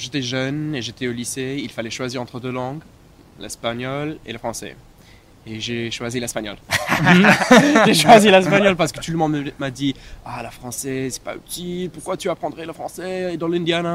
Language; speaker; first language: French; non-native, fluent; English